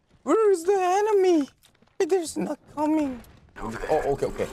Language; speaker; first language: English; non-native, learner; Korean